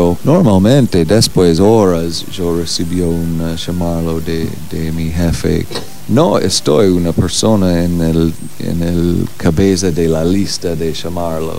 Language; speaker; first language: Spanish; non-native, learner; English